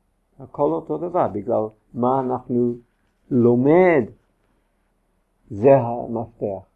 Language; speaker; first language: Hebrew; non-native, fluent; English